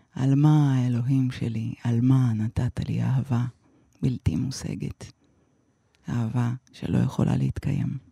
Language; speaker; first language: Hebrew; non-native, fluent; Azerbaijani